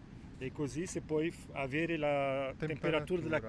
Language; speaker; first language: Italian; non-native, local second language; Spanish